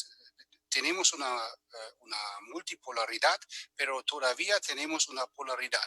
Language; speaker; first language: Spanish; non-native, fluent; German